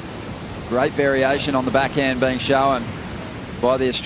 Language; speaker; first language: English; native; English